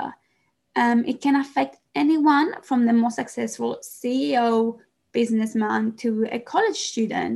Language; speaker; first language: English; non-native, fluent; Greek